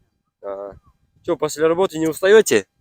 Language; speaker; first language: Russian; non-native, local second language; Kyrgyz